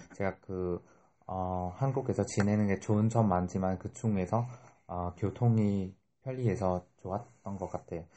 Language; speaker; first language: Korean; non-native, fluent; Vietnamese